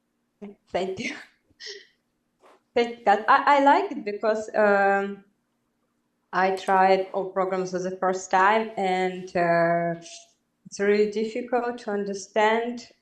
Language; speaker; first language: English; non-native, learner; Belarusian